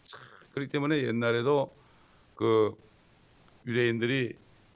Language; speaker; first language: Korean; native; Korean